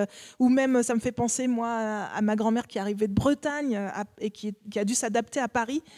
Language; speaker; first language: French; native; French